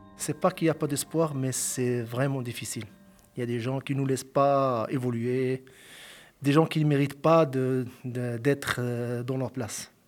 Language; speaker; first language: French; non-native, local second language; Arabic